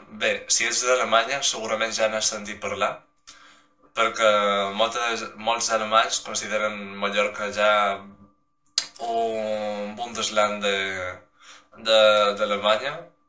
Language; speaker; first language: Catalan; non-native, local second language; Spanish